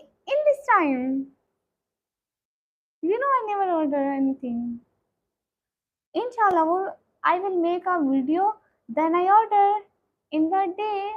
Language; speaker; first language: English; non-native, learner; Punjabi